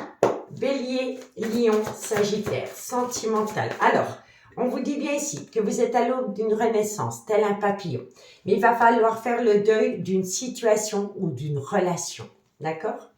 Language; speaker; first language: French; native; French